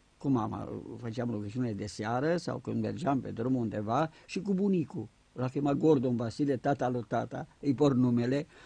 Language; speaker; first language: Romanian; native; Romanian